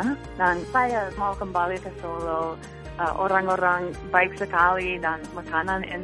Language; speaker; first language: Indonesian; non-native, fluent; English